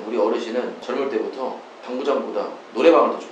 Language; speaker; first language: Korean; native; Korean